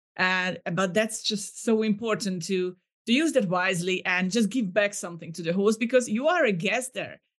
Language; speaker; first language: English; non-native, fluent; Hungarian